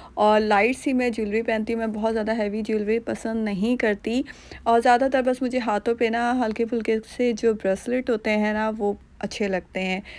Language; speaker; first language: Urdu; native; Urdu